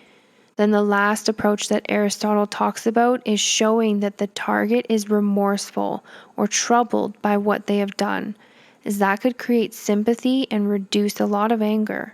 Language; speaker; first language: English; native; English